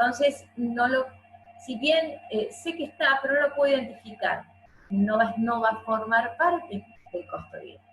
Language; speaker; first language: Spanish; native; Spanish